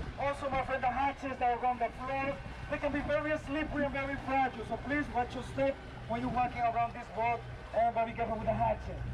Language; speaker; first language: English; non-native, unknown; Spanish